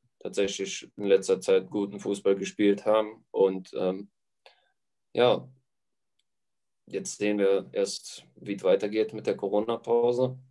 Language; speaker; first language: German; early bilingual, other home language; Latvian